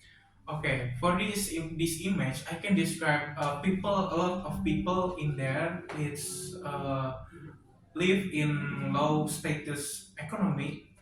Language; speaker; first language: English; non-native, learner; Indonesian